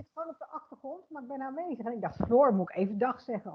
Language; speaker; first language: Dutch; native; Dutch